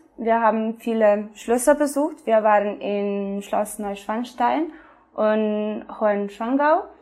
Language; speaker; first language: German; non-native, fluent; Serbian